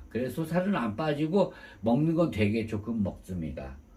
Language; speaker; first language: Korean; native; Korean